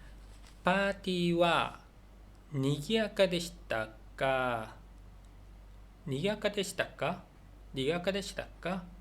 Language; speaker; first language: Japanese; non-native, learner; Korean